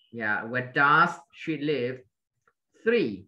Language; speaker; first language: English; non-native, fluent; Vietnamese